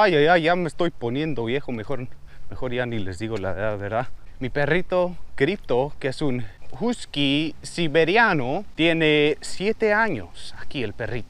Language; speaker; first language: Spanish; early bilingual, heritage; Spanish